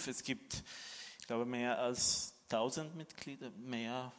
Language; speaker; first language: German; non-native, fluent; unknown